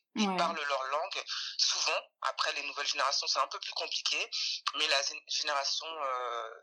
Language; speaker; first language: French; native; French